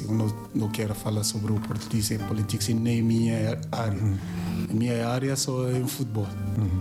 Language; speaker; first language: Portuguese; non-native, learner; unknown